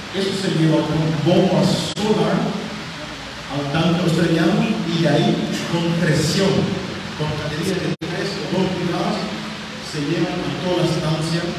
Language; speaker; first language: Spanish; non-native, local second language; German